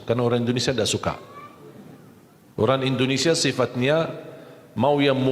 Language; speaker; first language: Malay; non-native, fluent; Arabic